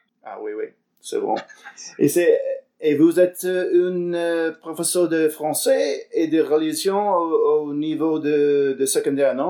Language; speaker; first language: French; non-native, learner; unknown